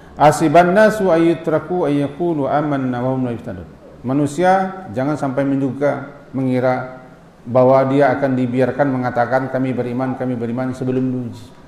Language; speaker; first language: Malay; non-native, local second language; Minangkabau